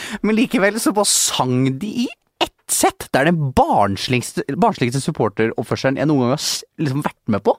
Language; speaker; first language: Norwegian; native; Norwegian